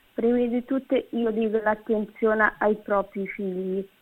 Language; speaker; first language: Italian; non-native, fluent; Kabuverdianu